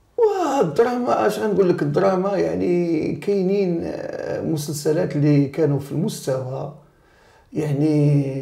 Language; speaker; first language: Arabic; native; Arabic